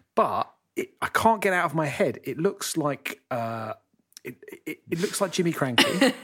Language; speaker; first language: English; native; English